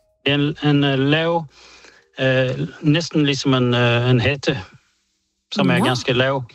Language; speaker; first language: Danish; early bilingual, heritage; Danish